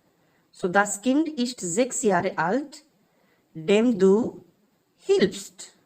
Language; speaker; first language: German; non-native, fluent; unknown